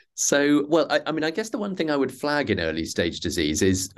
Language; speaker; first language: English; native; English